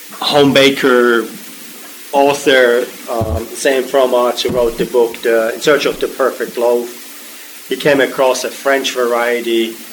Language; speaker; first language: English; non-native, fluent; German